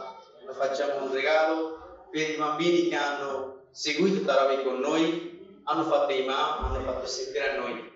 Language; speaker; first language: Italian; non-native, fluent; Bangla